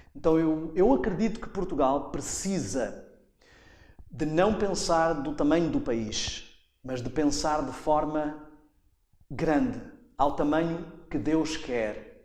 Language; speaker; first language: Portuguese; native; Portuguese